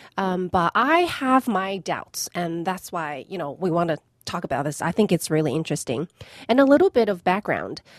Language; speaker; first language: English; non-native, fluent; Chinese